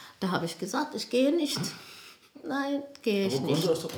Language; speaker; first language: German; non-native, learner; Amharic